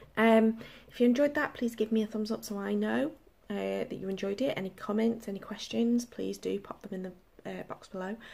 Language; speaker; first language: English; native; English